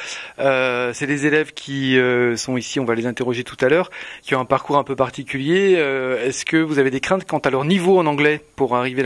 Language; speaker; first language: French; native; French